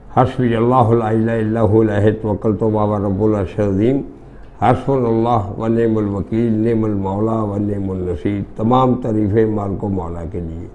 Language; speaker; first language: Urdu; non-native, local second language; Punjabi